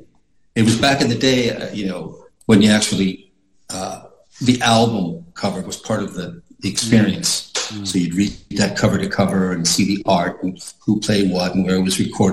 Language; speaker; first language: English; non-native, fluent; Icelandic